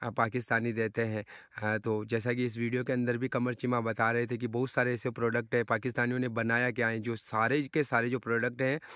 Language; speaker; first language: Hindi; native; Hindi